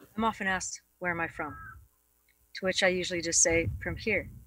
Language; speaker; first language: English; native; English